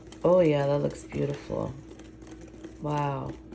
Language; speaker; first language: English; early bilingual, other home language; Portuguese